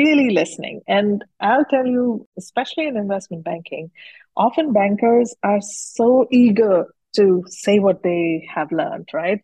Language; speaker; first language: English; non-native, local second language; Hindi